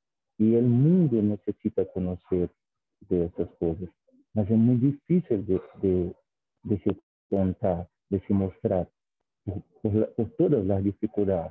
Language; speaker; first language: Spanish; non-native, fluent; Portuguese